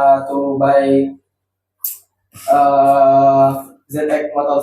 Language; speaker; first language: English; non-native, learner; Indonesian